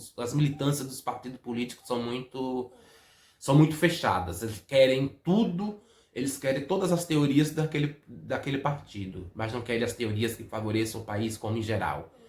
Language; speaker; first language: Portuguese; native; Portuguese